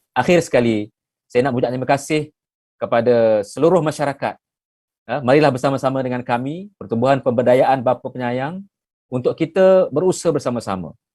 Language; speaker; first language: Malay; native; Malay